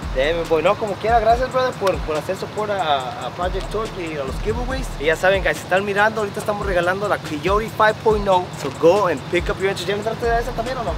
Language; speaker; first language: Spanish; early bilingual, heritage; Spanish